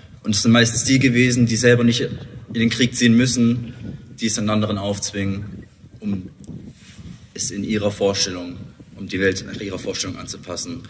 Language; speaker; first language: German; native; German